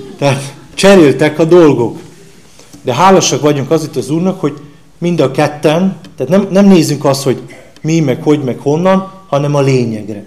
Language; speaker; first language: Hungarian; non-native, fluent; Slovenian